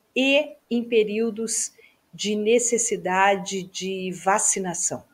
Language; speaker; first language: Portuguese; native; Portuguese